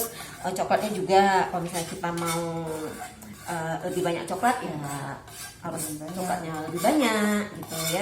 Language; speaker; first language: Indonesian; native; Indonesian